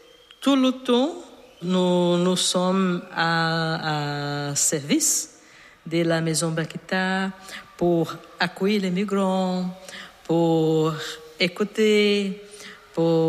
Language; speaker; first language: French; non-native, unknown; Portuguese